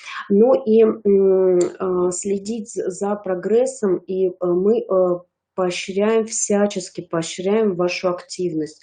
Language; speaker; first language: Russian; native; Russian